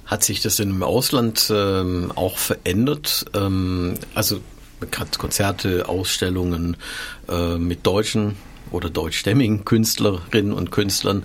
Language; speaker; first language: German; native; German